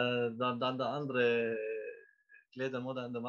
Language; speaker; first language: Dutch; non-native, learner; Arabic